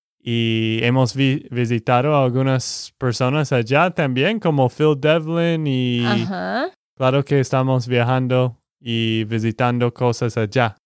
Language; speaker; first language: Spanish; non-native, learner; English